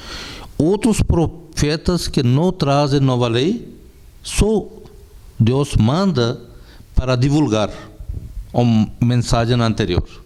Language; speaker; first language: Portuguese; non-native, fluent; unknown